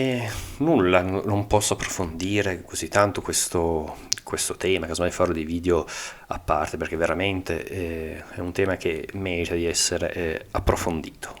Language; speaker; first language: Italian; native; Italian